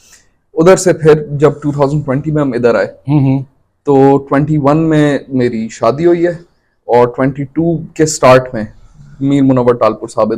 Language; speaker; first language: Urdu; non-native, local second language; Sindhi